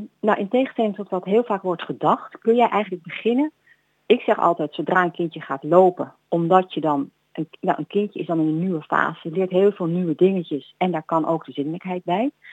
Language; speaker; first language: Dutch; native; Dutch